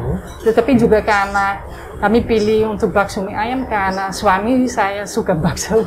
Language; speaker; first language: Indonesian; non-native, fluent; Dutch